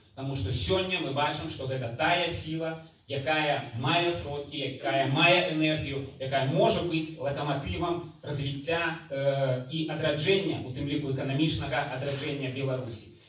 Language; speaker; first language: Belarusian; native; Belarusian